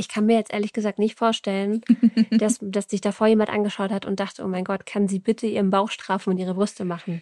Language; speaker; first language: German; native; German